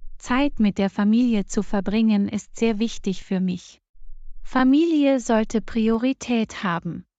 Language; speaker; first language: German; non-native, fluent; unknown